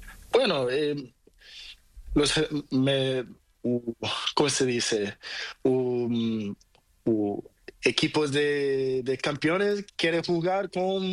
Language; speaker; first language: Spanish; non-native, learner; Portuguese